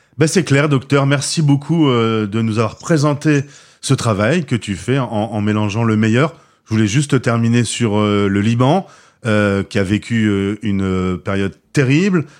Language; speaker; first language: French; native; French